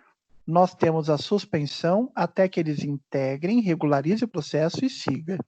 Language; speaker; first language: Portuguese; native; Portuguese